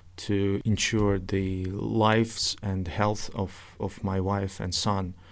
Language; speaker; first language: English; non-native, fluent; Russian